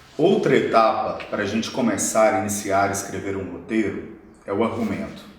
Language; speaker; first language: Portuguese; native; Portuguese